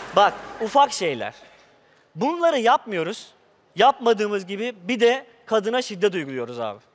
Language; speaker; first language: Turkish; native; Turkish